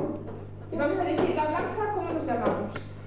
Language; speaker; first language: Spanish; native; Spanish